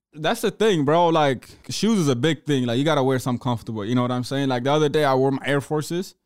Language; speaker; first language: English; early bilingual, other home language; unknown